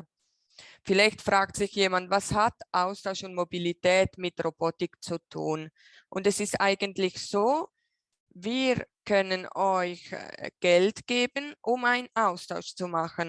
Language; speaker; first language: German; non-native, local second language; Italian